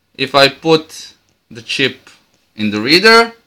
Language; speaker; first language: English; non-native, fluent; Croatian